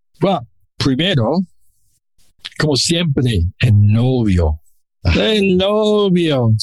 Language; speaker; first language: Spanish; non-native, learner; English